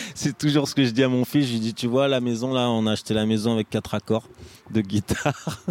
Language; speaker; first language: French; native; French